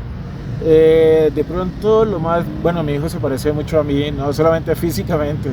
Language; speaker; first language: Spanish; native; Spanish